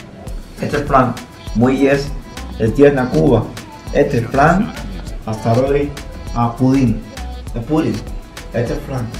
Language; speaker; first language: Russian; non-native, learner; Spanish